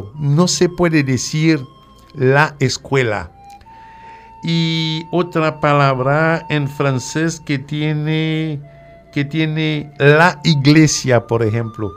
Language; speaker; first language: Spanish; non-native, fluent; French